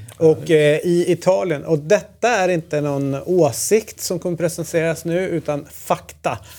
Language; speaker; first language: Swedish; native; Swedish